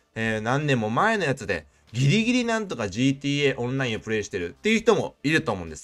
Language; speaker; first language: Japanese; native; Japanese